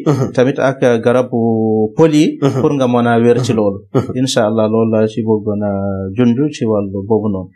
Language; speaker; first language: Wolof; non-native, local second language; Fula